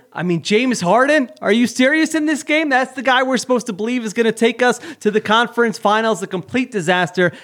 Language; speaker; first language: English; native; English